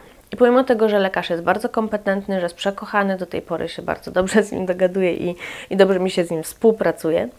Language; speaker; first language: Polish; native; Polish